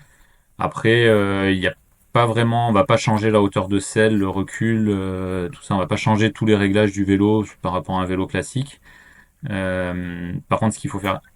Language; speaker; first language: French; native; French